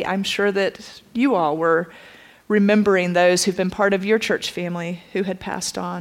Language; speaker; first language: English; native; English